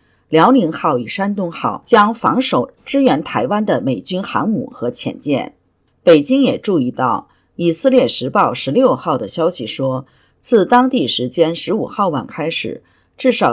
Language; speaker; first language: Chinese; native; Chinese